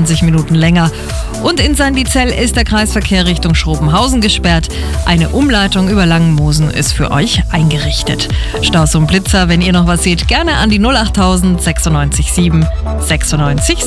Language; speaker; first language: German; native; German